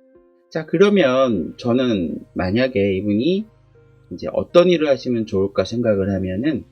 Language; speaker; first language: Korean; native; Korean